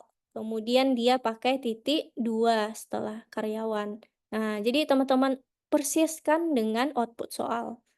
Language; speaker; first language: Indonesian; native; Indonesian